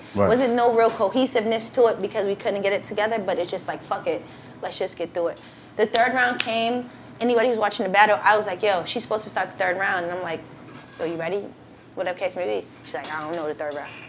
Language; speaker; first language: English; native; English